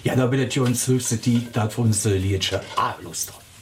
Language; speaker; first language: German; native; German